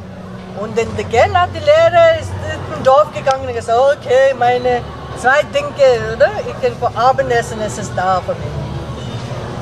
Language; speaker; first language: German; non-native, learner; Tibetan